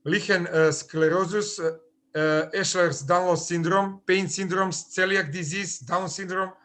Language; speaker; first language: English; non-native, fluent; Macedonian